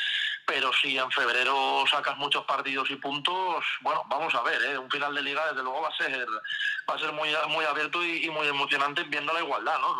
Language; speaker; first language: Spanish; native; Spanish